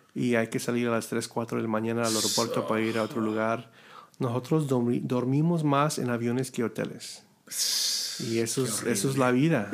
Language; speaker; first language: Spanish; early bilingual, heritage; Spanish